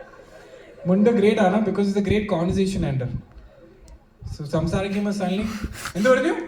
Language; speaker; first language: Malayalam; non-native, learner; English